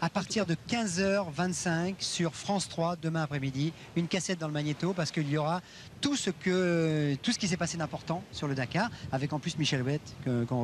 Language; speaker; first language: French; native; French